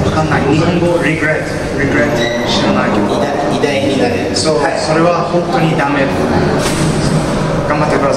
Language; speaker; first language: Japanese; non-native, learner; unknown